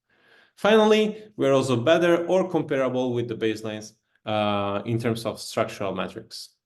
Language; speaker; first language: English; non-native, fluent; Italian